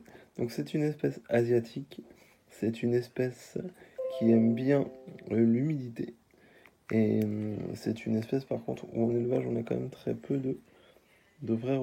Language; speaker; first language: French; native; French